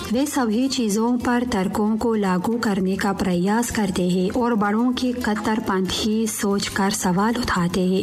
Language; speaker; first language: Hindi; non-native, fluent; Tajik